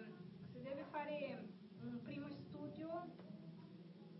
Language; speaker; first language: Italian; non-native, learner; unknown